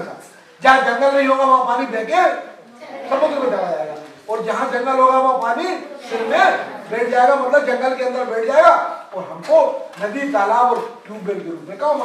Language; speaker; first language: Hindi; native; Hindi